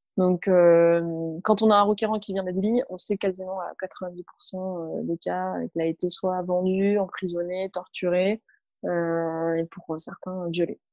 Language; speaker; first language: French; early bilingual, other home language; Arabic